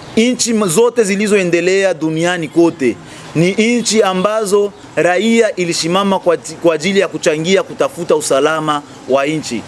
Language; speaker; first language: Swahili; native; Swahili